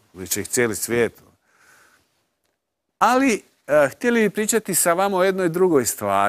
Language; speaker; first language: Croatian; native; Croatian